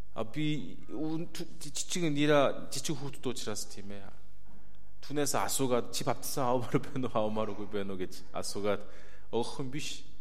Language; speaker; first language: Mongolian; non-native, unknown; Korean